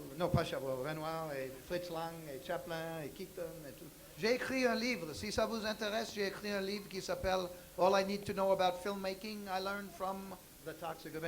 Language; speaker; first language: French; non-native, learner; English